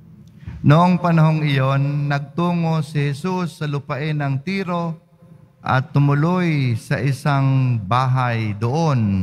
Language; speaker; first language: Filipino; native; Filipino